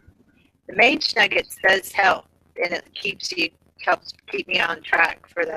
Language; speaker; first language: English; native; English